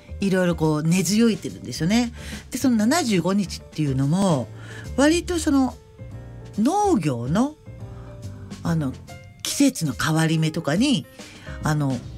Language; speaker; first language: Japanese; native; Japanese